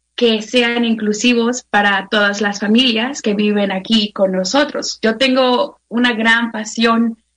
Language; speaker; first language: Spanish; native; Spanish